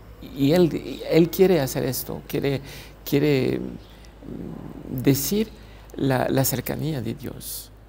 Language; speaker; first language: Spanish; non-native, fluent; French